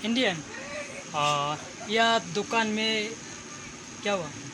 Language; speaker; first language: Hindi; non-native, learner; Bangla